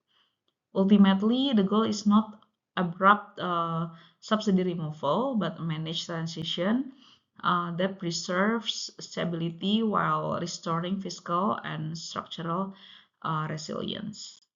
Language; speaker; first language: English; non-native, local second language; Indonesian